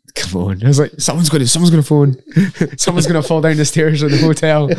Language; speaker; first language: English; native; English